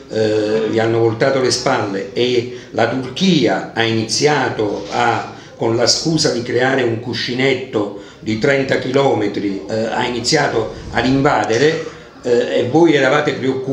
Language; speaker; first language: Italian; native; Italian